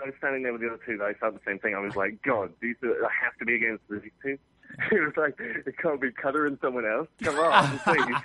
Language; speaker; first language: English; native; English